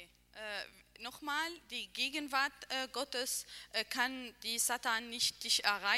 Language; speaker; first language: German; non-native, learner; Arabic